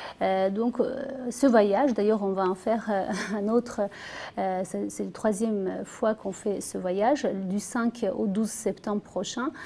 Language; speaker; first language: French; non-native, fluent; Azerbaijani